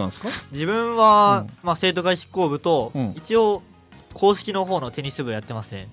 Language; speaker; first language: Japanese; native; Japanese